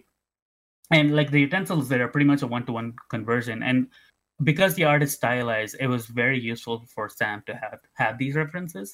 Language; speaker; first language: English; non-native, local second language; Tamil